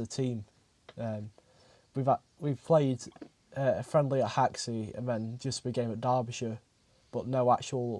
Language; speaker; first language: English; native; English